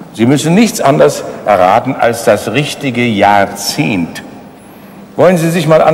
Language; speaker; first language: German; native; German